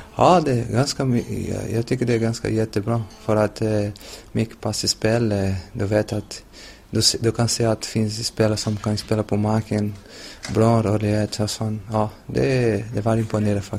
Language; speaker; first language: Swedish; non-native, fluent; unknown